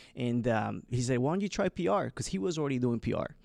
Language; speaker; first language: English; early bilingual, other home language; Chinese